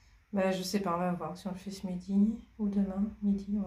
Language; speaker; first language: French; native; French